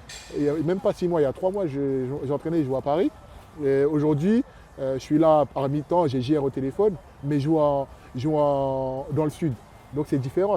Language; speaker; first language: French; native; French